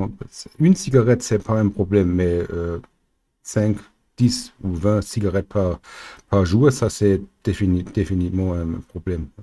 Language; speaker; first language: French; non-native, learner; German